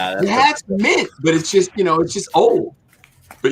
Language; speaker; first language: English; native; English